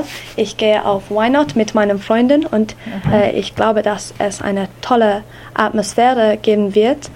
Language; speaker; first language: German; non-native, learner; English